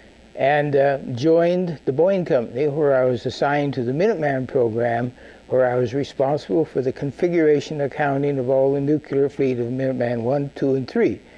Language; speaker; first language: English; native; English